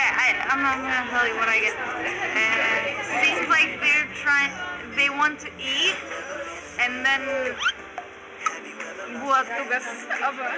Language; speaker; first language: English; non-native, fluent; Turkish